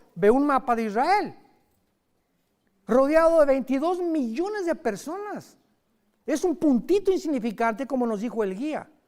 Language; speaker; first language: Spanish; native; Spanish